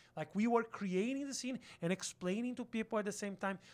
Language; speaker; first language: English; non-native, fluent; Portuguese